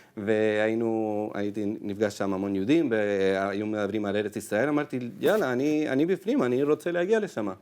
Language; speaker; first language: Hebrew; non-native, fluent; Spanish